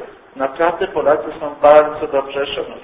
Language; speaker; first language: Polish; early bilingual, heritage; Polish